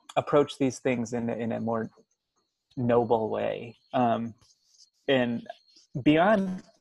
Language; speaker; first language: English; native; English